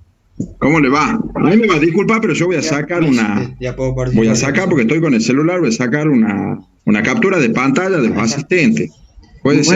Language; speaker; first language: Spanish; native; Spanish